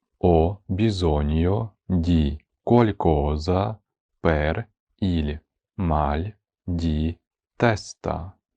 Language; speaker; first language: Italian; non-native, fluent; Ukrainian